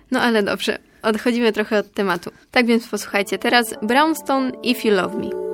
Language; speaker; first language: Polish; native; Polish